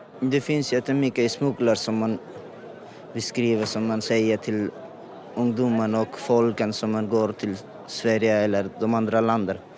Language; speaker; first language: Swedish; non-native, learner; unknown